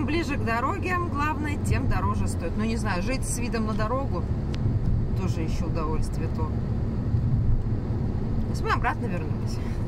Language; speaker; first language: Russian; native; Russian